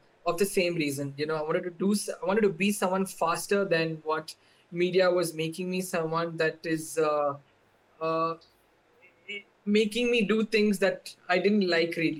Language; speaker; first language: English; non-native, local second language; Tamil